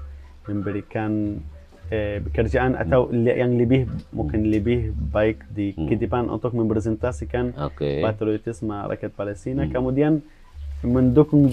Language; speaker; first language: Indonesian; non-native, fluent; Arabic